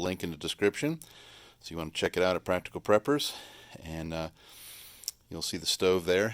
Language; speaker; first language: English; native; English